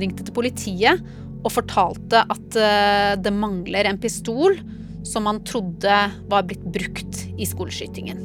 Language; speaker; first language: Norwegian; native; Norwegian